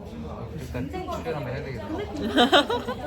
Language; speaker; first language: Korean; native; Korean